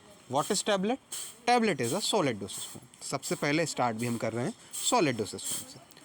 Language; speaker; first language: Hindi; native; Hindi